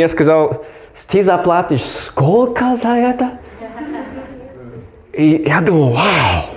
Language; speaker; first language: Russian; non-native, learner; English